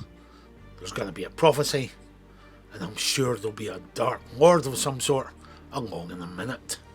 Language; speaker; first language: English; native; English